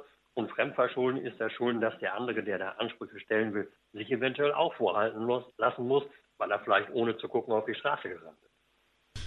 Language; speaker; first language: German; native; German